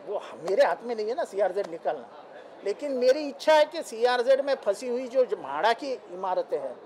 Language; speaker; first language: Hindi; non-native, local second language; Marathi